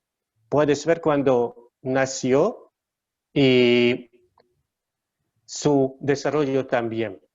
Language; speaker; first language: Spanish; non-native, learner; Hungarian